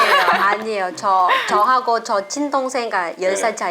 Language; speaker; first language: Korean; non-native, learner; Vietnamese